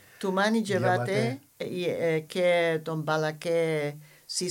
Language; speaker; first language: Greek; non-native, fluent; English